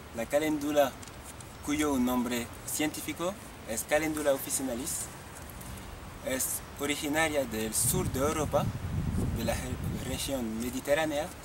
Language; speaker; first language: Spanish; non-native, learner; Haitian Creole